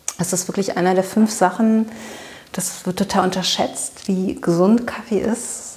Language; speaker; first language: German; native; German